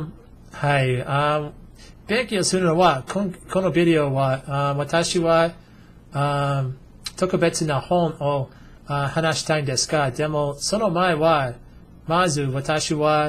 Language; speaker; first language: Japanese; non-native, learner; English